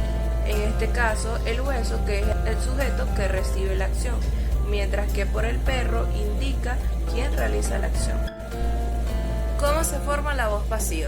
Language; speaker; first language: Spanish; native; Spanish